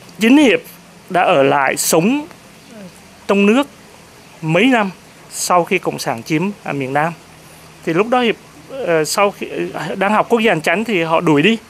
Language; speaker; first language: Vietnamese; native; Vietnamese